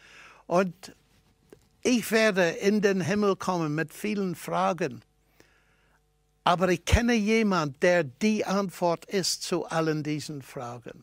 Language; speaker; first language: German; non-native, fluent; English